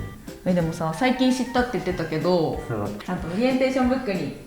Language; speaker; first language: Japanese; native; Japanese